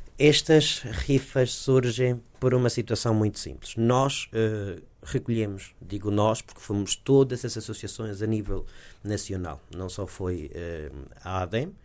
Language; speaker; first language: Portuguese; early bilingual, heritage; Portuguese